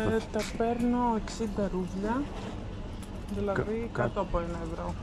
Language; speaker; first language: Greek; non-native, fluent; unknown